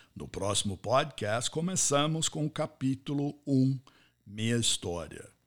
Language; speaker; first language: Portuguese; non-native, fluent; English